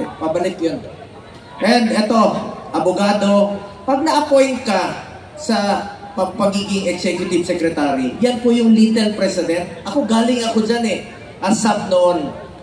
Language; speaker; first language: Filipino; non-native, local second language; Cebuano